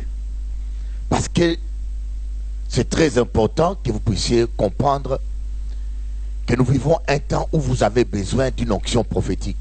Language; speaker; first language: French; non-native, local second language; Lingala